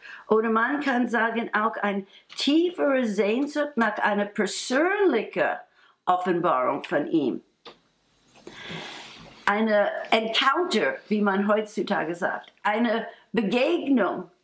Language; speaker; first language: German; non-native, fluent; English